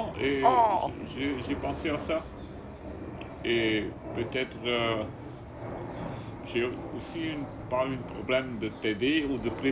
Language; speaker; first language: French; non-native, learner; Czech